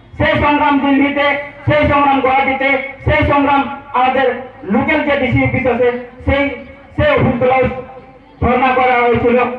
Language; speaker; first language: Bangla; non-native, local second language; Santali